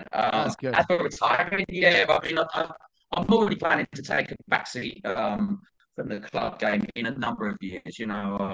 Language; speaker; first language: English; native; English